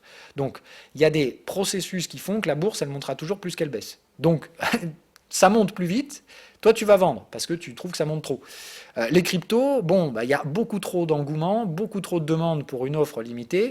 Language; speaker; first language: French; native; French